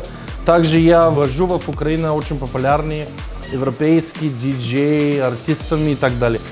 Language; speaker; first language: Russian; non-native, learner; Bulgarian